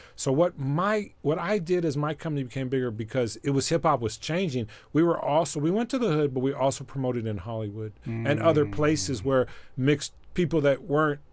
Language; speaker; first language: English; native; English